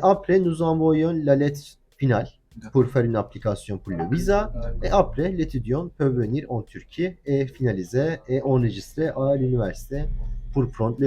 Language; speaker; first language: French; non-native, learner; Turkish